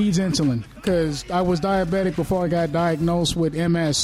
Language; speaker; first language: English; native; English